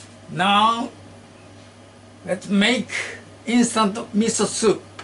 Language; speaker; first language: English; non-native, learner; Japanese